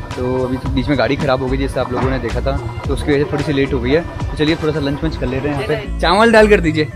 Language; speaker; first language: Hindi; native; Hindi